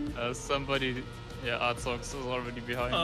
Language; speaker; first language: English; non-native, fluent; German